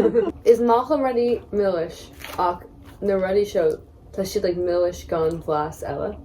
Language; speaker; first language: Irish; non-native, learner; English